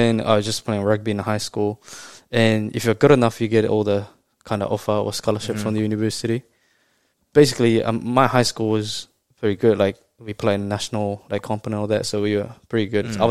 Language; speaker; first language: English; non-native, fluent; Japanese